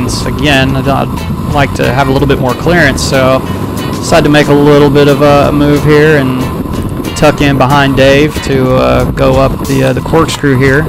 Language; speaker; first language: English; native; English